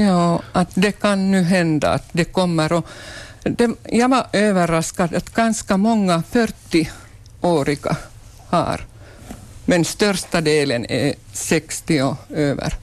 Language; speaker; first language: Swedish; non-native, local second language; Finnish